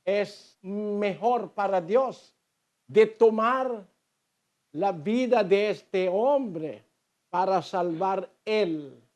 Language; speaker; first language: Spanish; non-native, learner; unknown